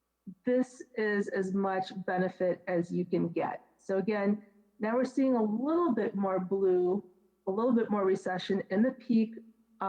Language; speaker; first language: English; native; English